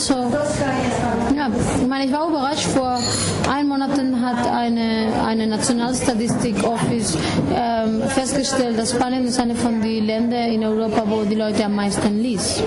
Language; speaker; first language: German; non-native, fluent; Galician